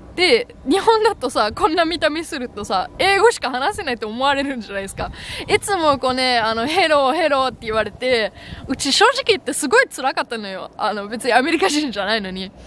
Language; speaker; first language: Japanese; non-native, fluent; German